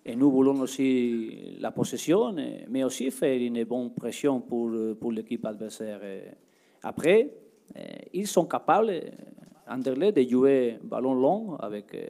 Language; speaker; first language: French; non-native, learner; Spanish